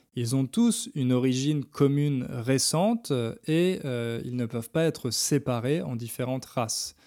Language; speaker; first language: French; native; French